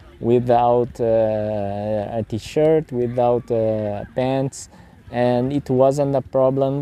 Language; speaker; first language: English; non-native, fluent; Portuguese